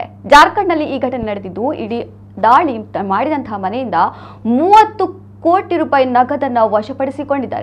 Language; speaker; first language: Kannada; native; Kannada